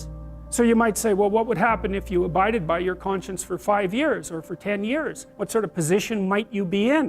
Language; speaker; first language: English; native; English